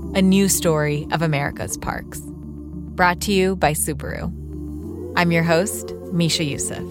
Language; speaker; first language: English; early bilingual, other home language; Urdu